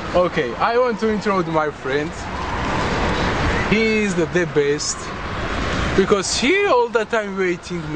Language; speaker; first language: English; non-native, learner; Georgian